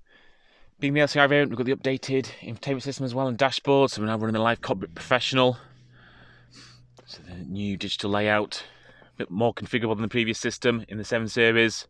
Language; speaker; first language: English; native; English